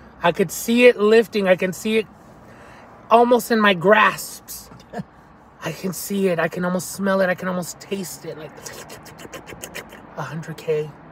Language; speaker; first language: English; early bilingual, other home language; Spanish